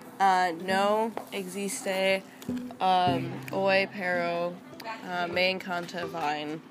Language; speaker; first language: Spanish; non-native, learner; English